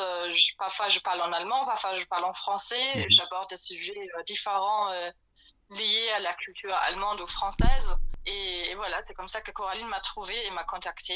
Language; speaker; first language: French; non-native, fluent; German